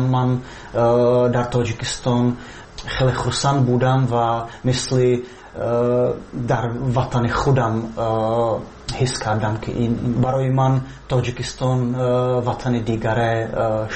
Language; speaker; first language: Persian; non-native, fluent; Czech